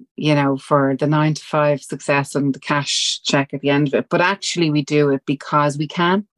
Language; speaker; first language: English; native; English